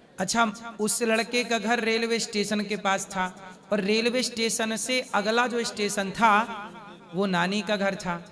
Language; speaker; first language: Hindi; native; Hindi